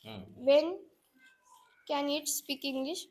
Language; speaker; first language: English; non-native, learner; Marathi